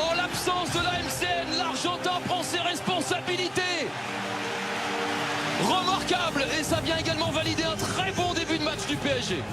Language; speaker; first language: French; native; French